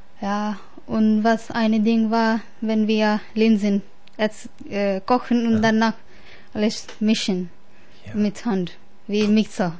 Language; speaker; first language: German; non-native, learner; Punjabi